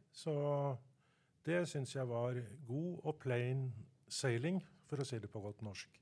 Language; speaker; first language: Norwegian; native; Norwegian